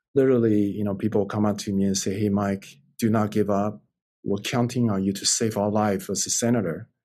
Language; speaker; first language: English; non-native, fluent; Chinese